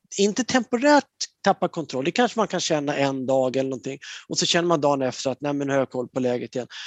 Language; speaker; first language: Swedish; native; Swedish